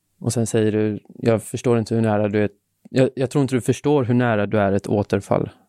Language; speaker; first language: Swedish; native; Swedish